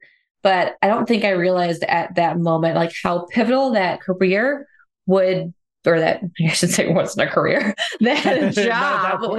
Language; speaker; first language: English; native; English